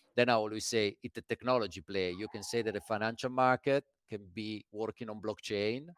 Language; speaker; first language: English; non-native, fluent; Italian